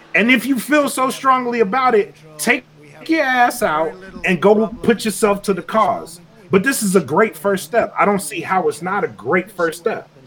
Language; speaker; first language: English; native; English